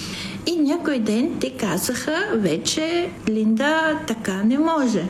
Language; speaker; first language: Bulgarian; non-native, fluent; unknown